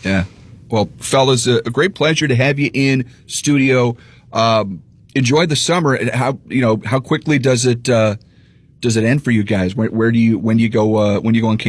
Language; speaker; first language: English; native; English